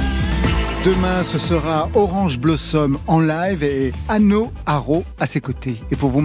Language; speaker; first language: French; native; French